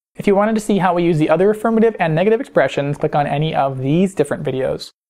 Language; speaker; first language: English; native; English